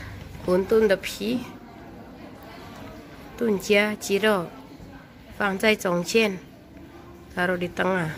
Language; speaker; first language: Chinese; non-native, fluent; Indonesian